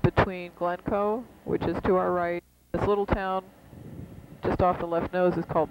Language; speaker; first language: English; native; English